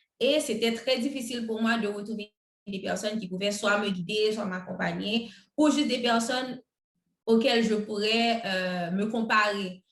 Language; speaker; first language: French; non-native, local second language; Haitian Creole